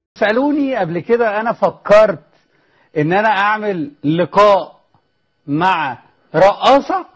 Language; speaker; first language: Arabic; native; Arabic